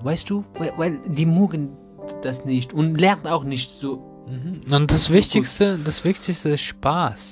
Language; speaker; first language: German; non-native, learner; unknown